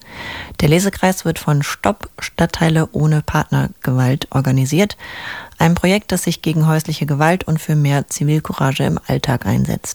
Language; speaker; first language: German; native; German